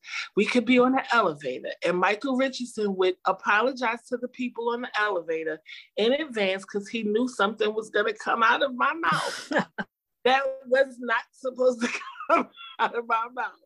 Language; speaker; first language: English; native; English